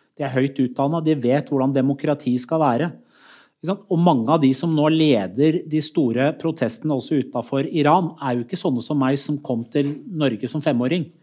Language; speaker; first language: Norwegian; early bilingual, other home language; Persian